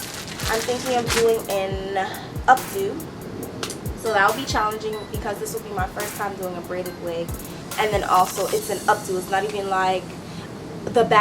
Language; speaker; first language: English; native; English